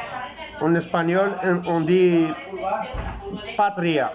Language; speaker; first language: French; non-native, local second language; Arabic